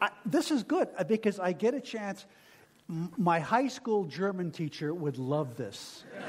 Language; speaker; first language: English; native; English